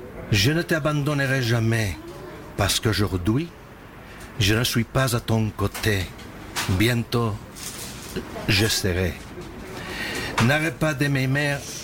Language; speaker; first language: French; non-native, fluent; English